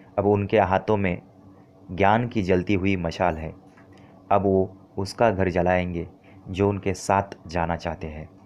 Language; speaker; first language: Hindi; non-native, local second language; Marathi